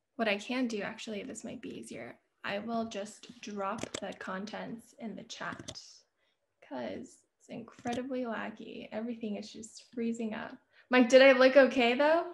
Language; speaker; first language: English; native; English